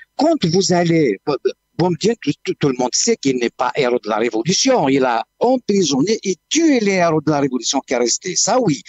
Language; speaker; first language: French; non-native, local second language; Kabyle